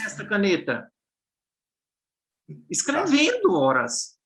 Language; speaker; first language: Portuguese; native; Portuguese